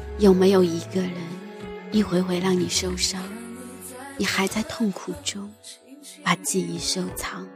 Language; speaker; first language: Chinese; native; Chinese